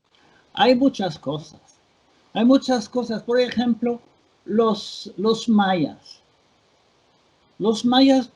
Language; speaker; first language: Spanish; non-native, fluent; French